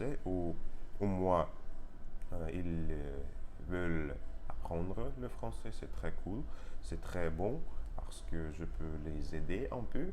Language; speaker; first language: French; non-native, learner; Russian